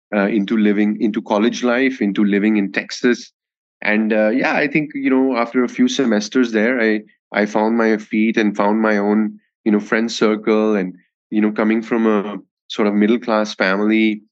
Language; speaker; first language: English; non-native, local second language; Hindi